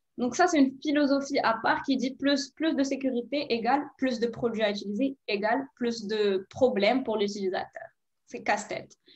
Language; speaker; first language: French; non-native, local second language; Arabic